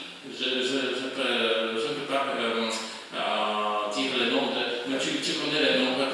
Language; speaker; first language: French; non-native, fluent; Polish